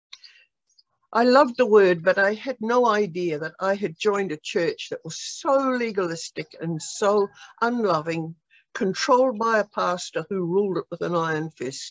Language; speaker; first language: English; native; English